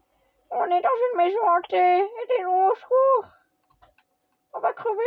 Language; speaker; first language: French; native; French